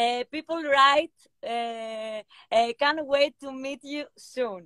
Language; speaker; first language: English; non-native, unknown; Greek